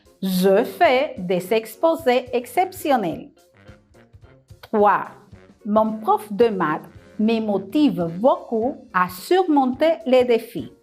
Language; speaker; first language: French; non-native, fluent; Spanish